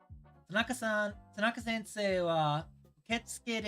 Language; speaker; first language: Japanese; non-native, learner; English